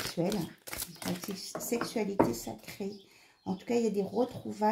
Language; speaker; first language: French; native; French